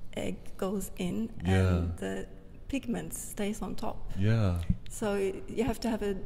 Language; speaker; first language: English; non-native, fluent; Norwegian